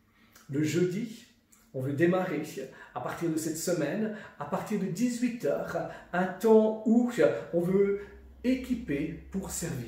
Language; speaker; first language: French; native; French